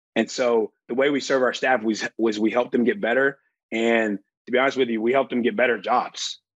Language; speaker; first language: English; native; English